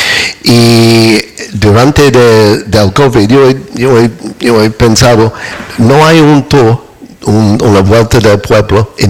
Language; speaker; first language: Spanish; non-native, learner; English